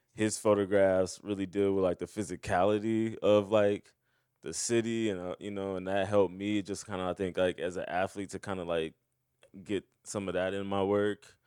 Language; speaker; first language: English; native; English